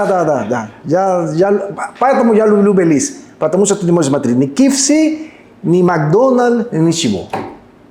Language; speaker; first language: Russian; non-native, learner; Spanish